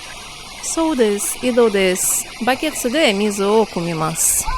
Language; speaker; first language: Japanese; non-native, fluent; Tatar